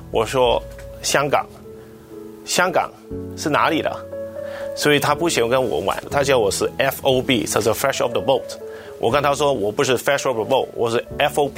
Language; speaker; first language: Chinese; non-native, local second language; Cantonese